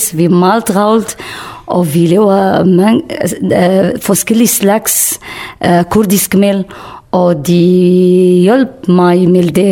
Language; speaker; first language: Danish; non-native, learner; Kurdish